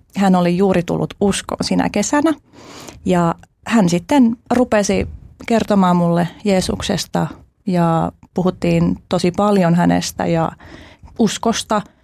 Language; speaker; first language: Finnish; early bilingual, other home language; Albanian